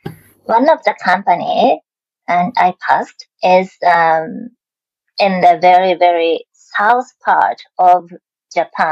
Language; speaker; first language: English; non-native, learner; Japanese